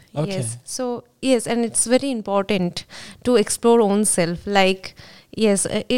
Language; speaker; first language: English; non-native, local second language; Bangla